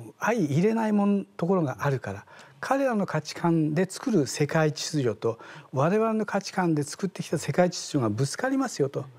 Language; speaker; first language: Japanese; native; Japanese